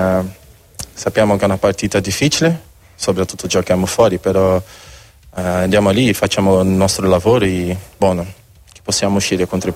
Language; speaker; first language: Italian; non-native, learner; Spanish